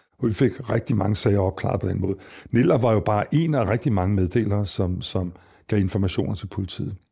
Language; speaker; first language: Danish; native; Danish